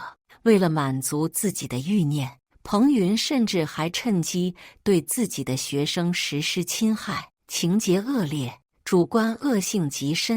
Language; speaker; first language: Chinese; native; Chinese